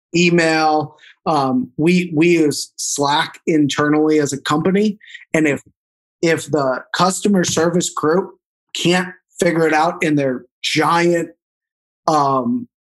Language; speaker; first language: English; native; English